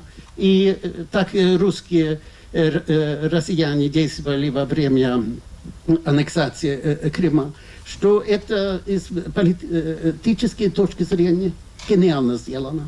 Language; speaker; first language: Russian; non-native, fluent; Swedish